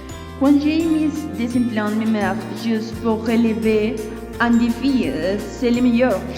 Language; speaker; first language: French; non-native, learner; Spanish